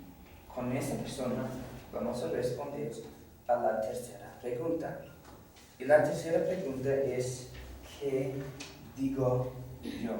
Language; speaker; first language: Spanish; non-native, fluent; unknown